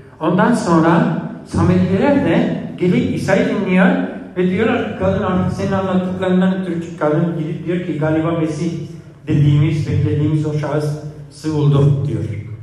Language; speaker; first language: Turkish; non-native, fluent; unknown